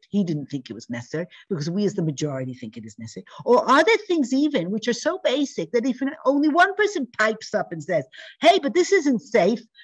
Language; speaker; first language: English; native; English